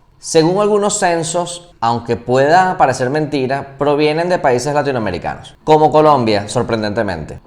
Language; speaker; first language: Spanish; native; Spanish